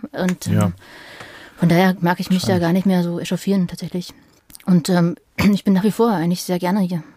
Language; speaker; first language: German; native; German